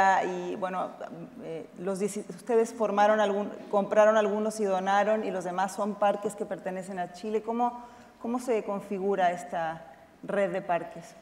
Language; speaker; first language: Spanish; native; Spanish